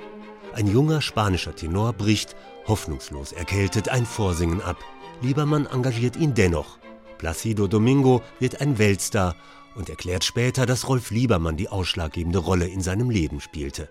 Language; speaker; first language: German; native; German